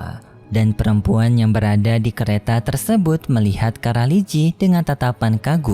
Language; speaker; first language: Indonesian; native; Indonesian